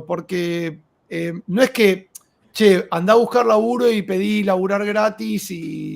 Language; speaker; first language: Spanish; native; Spanish